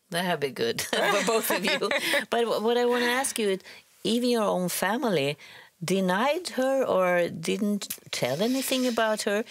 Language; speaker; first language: English; non-native, fluent; Swedish